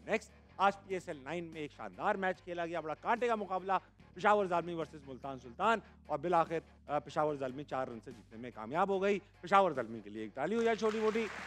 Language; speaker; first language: Urdu; native; Urdu